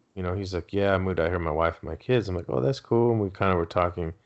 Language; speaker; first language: English; early bilingual, other home language; Spanish